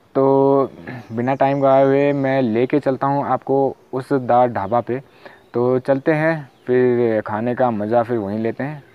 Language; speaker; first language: Hindi; native; Hindi